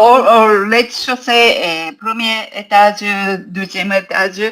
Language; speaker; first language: French; non-native, learner; Japanese